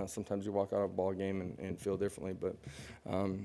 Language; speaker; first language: English; native; English